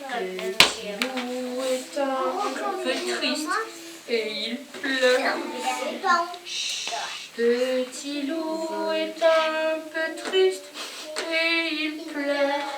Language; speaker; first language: French; native; French